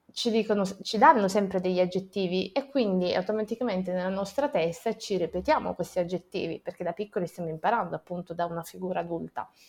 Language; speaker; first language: Italian; native; Italian